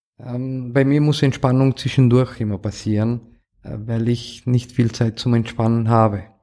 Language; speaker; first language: German; non-native, fluent; Romanian